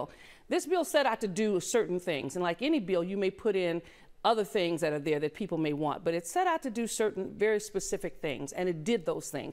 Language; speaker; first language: English; native; English